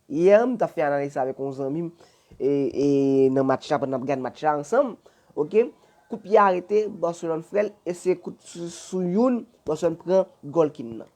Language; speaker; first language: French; non-native, learner; Haitian Creole